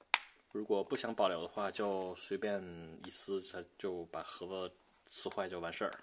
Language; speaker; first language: Chinese; native; Chinese